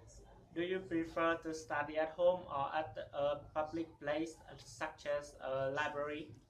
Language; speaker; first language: English; non-native, learner; Vietnamese